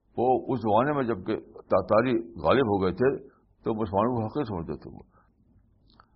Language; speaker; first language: Urdu; native; Urdu